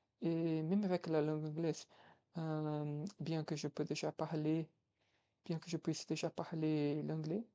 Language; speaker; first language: French; non-native, fluent; Portuguese